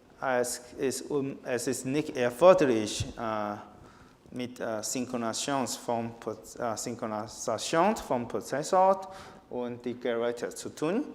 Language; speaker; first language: German; non-native, fluent; Chinese